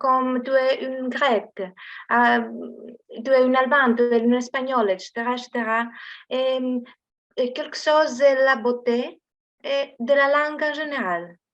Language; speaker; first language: French; non-native, learner; Greek